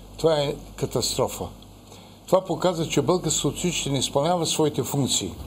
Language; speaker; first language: Bulgarian; native; Bulgarian